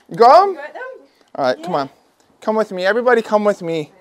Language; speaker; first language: English; native; English